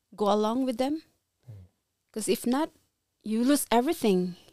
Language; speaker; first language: English; non-native, local second language; Cebuano